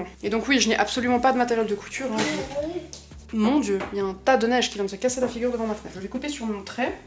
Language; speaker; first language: French; native; French